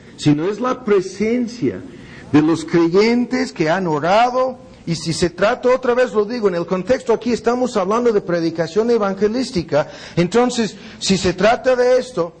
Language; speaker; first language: Spanish; non-native, fluent; English